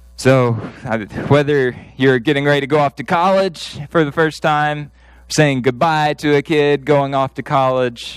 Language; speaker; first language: English; native; English